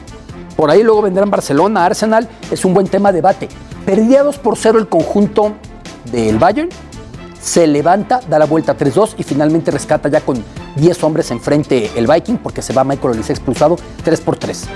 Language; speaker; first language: Spanish; native; Spanish